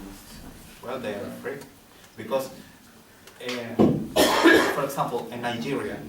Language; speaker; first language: English; non-native, learner; Spanish